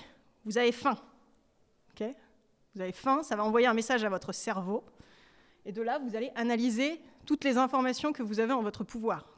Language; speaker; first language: French; native; French